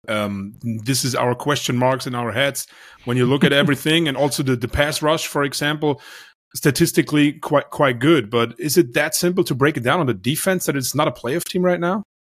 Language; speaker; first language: English; non-native, fluent; German